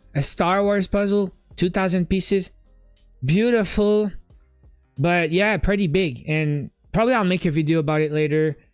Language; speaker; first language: English; native; English